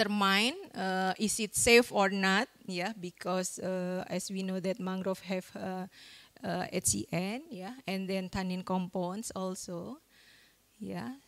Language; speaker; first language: English; non-native, fluent; Indonesian